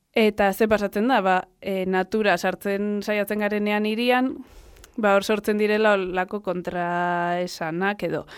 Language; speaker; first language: Basque; non-native, local second language; Spanish